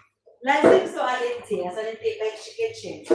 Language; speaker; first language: Arabic; non-native, learner; Indonesian